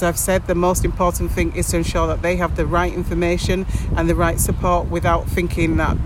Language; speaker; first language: English; native; English